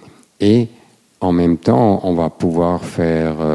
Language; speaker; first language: French; non-native, fluent; German